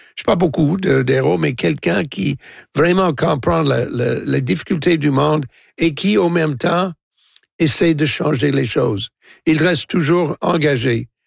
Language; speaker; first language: French; non-native, local second language; English